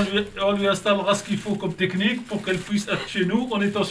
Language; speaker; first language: French; native; French